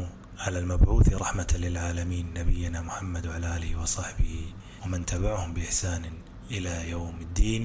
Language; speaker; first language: Arabic; native; Arabic